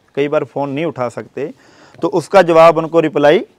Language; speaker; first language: Hindi; native; Hindi